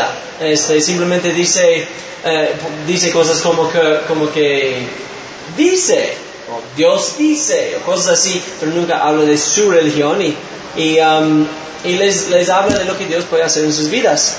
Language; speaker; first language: Spanish; non-native, fluent; English